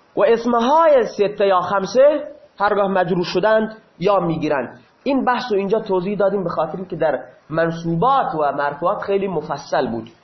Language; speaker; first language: Persian; non-native, local second language; Baluchi